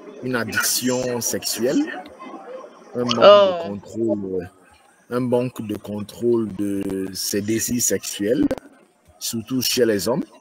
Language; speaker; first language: French; non-native, fluent; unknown